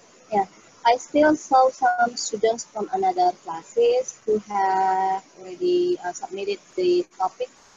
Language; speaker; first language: English; non-native, fluent; Indonesian